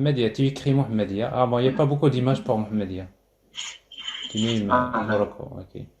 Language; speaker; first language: French; non-native, local second language; Arabic